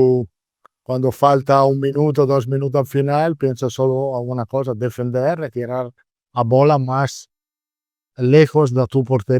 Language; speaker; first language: Spanish; non-native, fluent; Italian